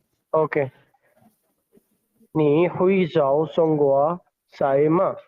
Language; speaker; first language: Chinese; non-native, learner; Hindi